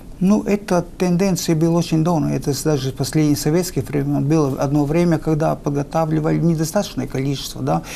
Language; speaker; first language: Russian; non-native, local second language; Latvian